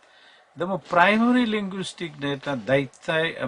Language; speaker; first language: Japanese; non-native, learner; Malayalam